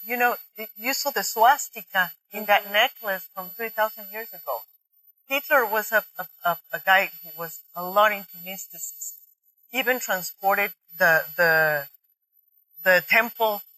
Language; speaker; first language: English; non-native, fluent; Spanish